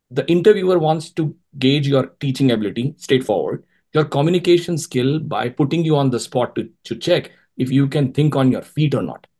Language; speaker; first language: English; non-native, local second language; Urdu